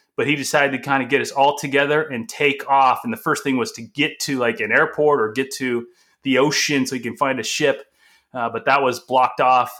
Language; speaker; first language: English; early bilingual, other home language; Portuguese